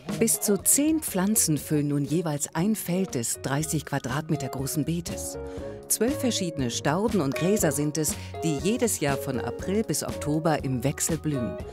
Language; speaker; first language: German; native; German